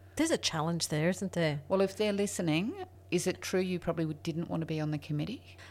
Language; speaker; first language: English; native; English